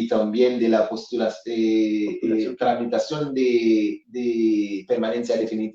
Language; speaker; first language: Spanish; non-native, fluent; Haitian Creole